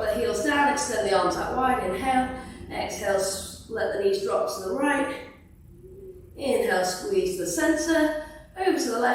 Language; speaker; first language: English; native; English